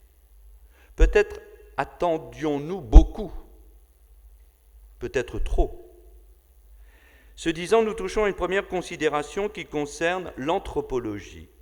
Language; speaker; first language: French; native; French